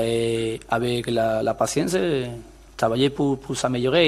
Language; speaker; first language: French; non-native, learner; Spanish